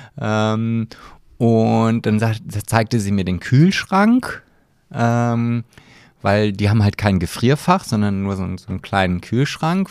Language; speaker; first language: German; early bilingual, other home language; Polish